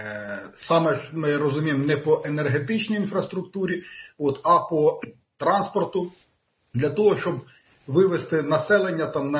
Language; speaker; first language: Ukrainian; native; Ukrainian